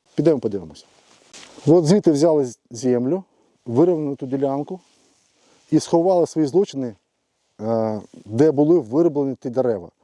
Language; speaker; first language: Ukrainian; non-native, local second language; Russian